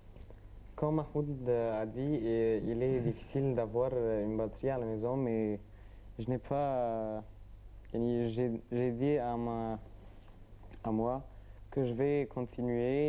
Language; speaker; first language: French; non-native, learner; Arabic